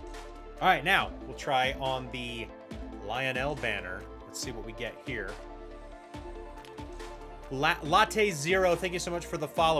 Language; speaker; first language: English; native; English